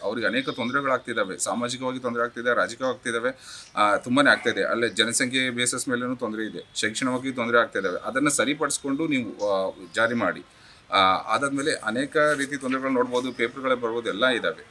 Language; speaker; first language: Kannada; non-native, local second language; Lambadi